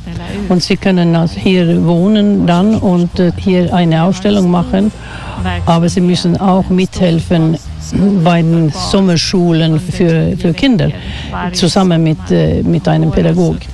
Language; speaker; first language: German; non-native, learner; Swedish